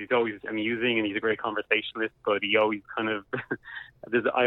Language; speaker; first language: English; native; English